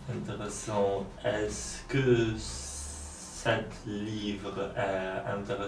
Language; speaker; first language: French; non-native, learner; Polish